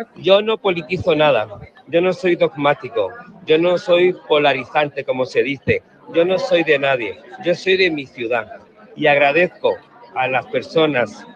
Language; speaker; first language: Spanish; native; Spanish